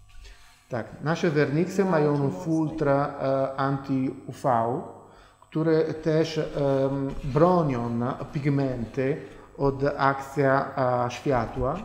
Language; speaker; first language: Polish; non-native, fluent; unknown